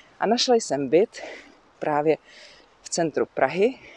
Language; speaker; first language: Czech; native; Czech